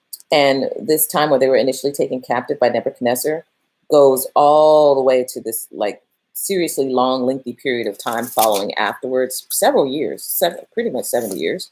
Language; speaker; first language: English; native; English